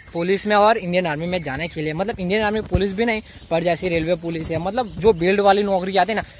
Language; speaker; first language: Hindi; non-native, local second language; Gujarati